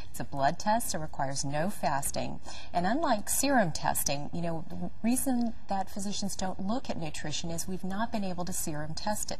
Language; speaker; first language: English; native; English